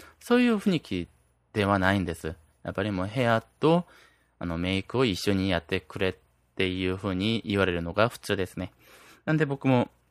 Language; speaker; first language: Japanese; non-native, fluent; Korean